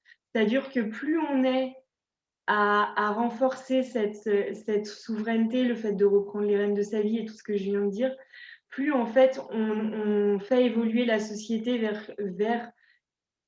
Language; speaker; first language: French; native; French